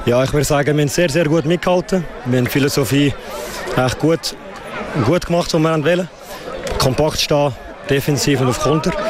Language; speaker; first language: German; native; German